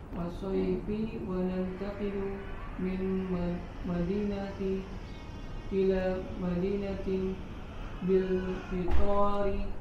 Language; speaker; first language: Arabic; non-native, learner; Indonesian